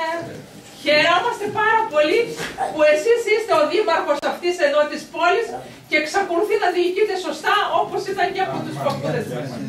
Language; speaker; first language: Greek; native; Greek